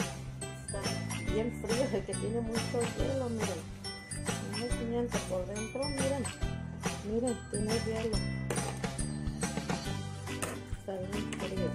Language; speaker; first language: Spanish; native; Spanish